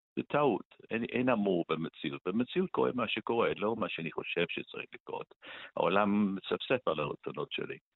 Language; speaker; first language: Hebrew; non-native, fluent; English